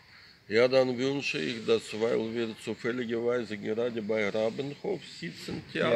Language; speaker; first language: German; non-native, fluent; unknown